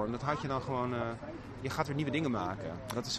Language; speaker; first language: Dutch; native; Dutch